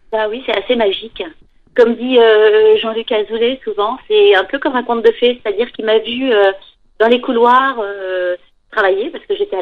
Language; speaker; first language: French; native; French